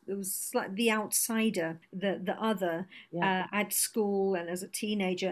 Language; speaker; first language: English; non-native, local second language; Gujarati